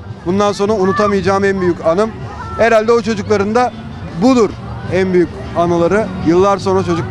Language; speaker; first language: Turkish; native; Turkish